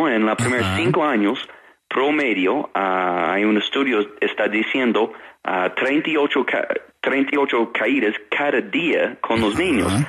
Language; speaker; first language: Spanish; non-native, fluent; English